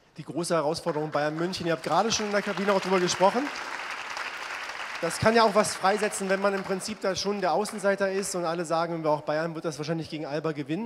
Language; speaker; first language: German; native; German